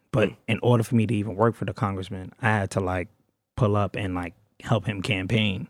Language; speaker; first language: English; native; English